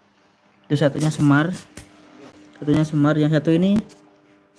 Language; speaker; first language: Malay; non-native, local second language; Javanese